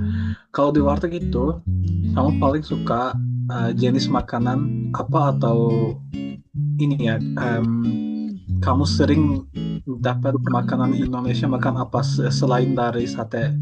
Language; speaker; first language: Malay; non-native, fluent; Turkish